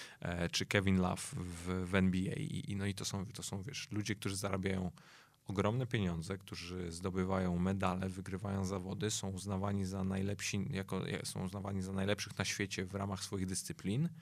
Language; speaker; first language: Polish; native; Polish